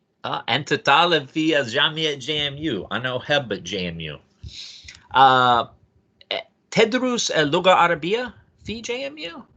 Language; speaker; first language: Arabic; non-native, fluent; English